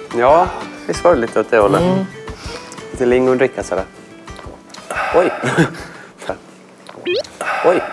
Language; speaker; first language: Swedish; native; Swedish